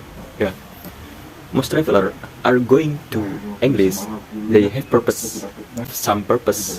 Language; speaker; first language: English; non-native, learner; Indonesian